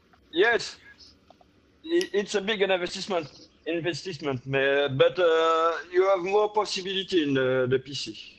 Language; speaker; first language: English; non-native, learner; French